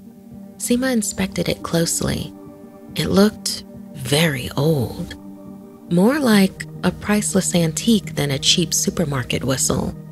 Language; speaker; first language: English; native; English